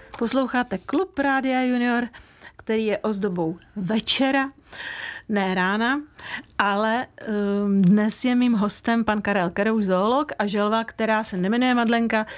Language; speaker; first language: Czech; native; Czech